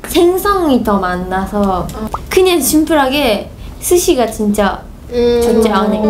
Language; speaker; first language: Korean; non-native, fluent; Japanese